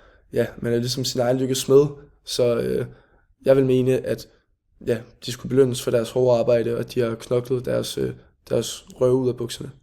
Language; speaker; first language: Danish; native; Danish